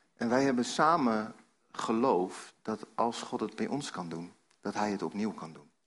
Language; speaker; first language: Dutch; native; Dutch